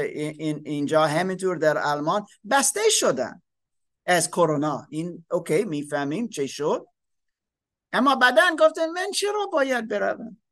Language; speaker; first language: Persian; non-native, fluent; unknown